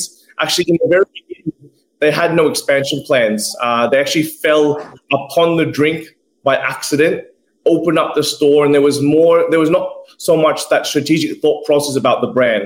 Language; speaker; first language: English; native; English